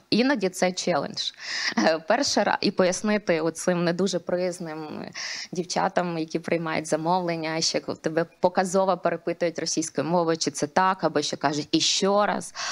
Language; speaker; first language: Ukrainian; non-native, local second language; Russian